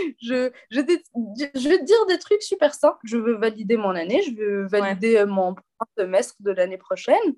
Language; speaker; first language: French; non-native, local second language; Arabic